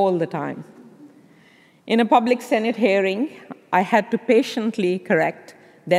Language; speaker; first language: English; non-native, local second language; Urdu